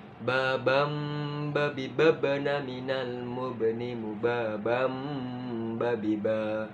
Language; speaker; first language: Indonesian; non-native, local second language; Madurese